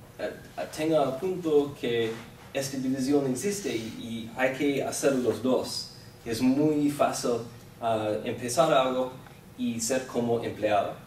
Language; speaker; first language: Spanish; non-native, fluent; English